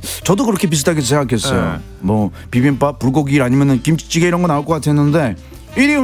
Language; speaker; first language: Korean; native; Korean